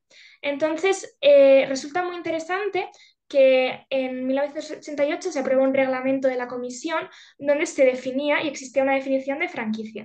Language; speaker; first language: Spanish; native; Spanish